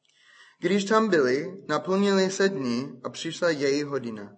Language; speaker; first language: Czech; non-native, fluent; English